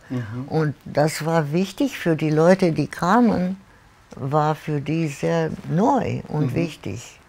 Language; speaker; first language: German; non-native, fluent; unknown